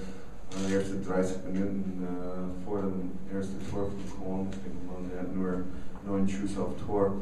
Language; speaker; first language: German; non-native, learner; English